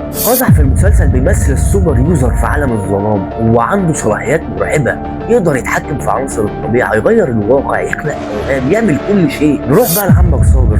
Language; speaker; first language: Arabic; native; Arabic